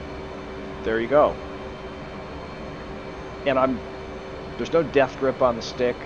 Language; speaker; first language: English; native; English